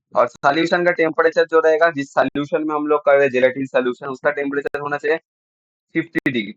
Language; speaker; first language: Hindi; non-native, local second language; Bangla